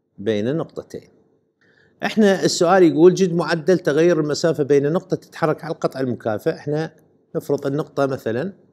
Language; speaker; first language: Arabic; native; Arabic